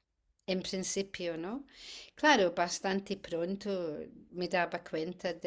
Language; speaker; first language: Spanish; non-native, fluent; English